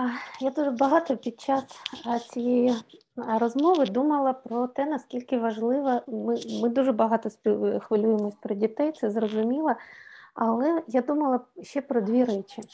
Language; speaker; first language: Ukrainian; native; Ukrainian